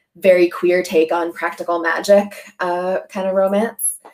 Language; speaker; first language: English; native; English